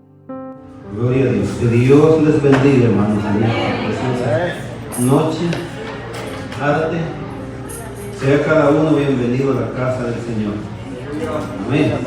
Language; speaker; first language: Spanish; native; Spanish